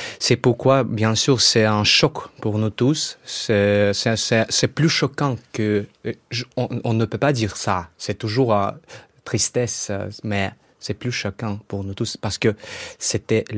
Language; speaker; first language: French; non-native, fluent; Russian